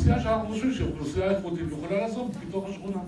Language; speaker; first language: Hebrew; native; Hebrew